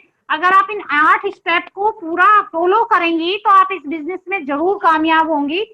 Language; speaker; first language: Hindi; native; Hindi